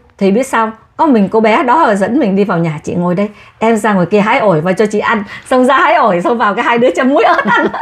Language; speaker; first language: Vietnamese; native; Vietnamese